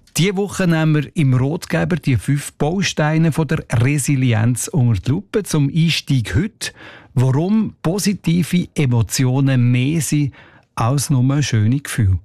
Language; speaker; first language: German; native; German